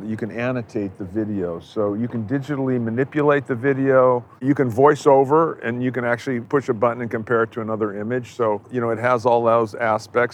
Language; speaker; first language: English; native; English